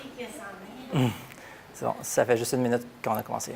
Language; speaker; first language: French; native; French